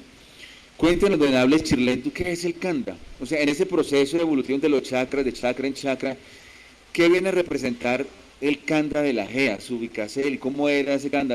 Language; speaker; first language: Spanish; native; Spanish